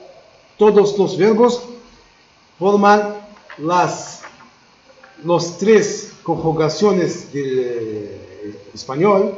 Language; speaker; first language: Spanish; non-native, learner; Arabic